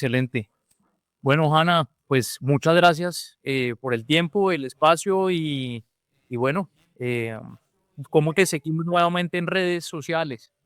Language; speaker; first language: Spanish; native; Spanish